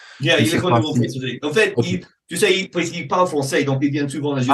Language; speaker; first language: French; non-native, fluent; English